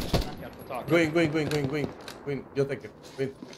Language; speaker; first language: Swedish; native; Swedish